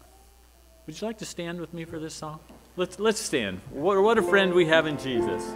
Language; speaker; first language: English; native; English